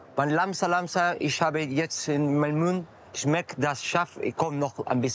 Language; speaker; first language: German; non-native, learner; Spanish